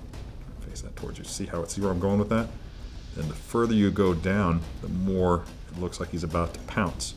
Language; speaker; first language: English; native; English